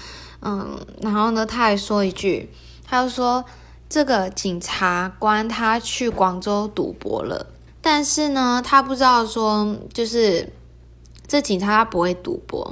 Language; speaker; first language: Chinese; early bilingual, heritage; Chinese